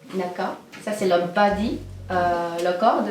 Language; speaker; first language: French; non-native, fluent; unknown